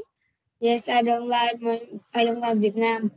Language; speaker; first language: English; non-native, learner; Vietnamese